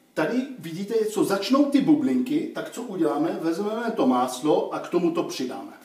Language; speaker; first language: Czech; non-native, fluent; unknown